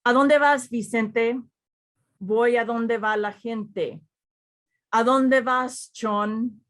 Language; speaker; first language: Spanish; early bilingual, other home language; English